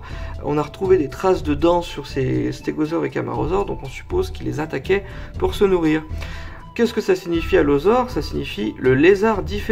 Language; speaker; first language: French; native; French